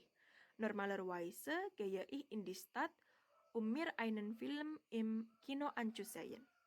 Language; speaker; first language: German; non-native, learner; Indonesian